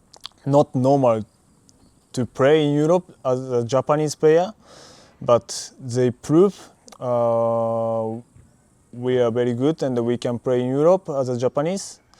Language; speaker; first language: English; non-native, learner; Japanese